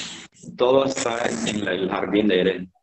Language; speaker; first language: Spanish; non-native, fluent; Korean